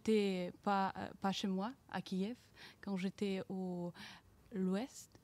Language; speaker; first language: French; non-native, learner; Ukrainian